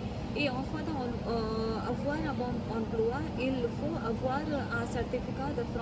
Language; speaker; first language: French; non-native, learner; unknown